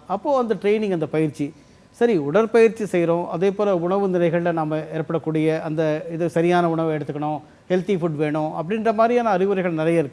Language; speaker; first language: Tamil; native; Tamil